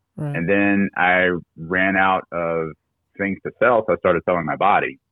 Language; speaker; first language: English; native; English